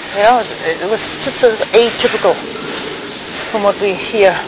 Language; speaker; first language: English; non-native, fluent; German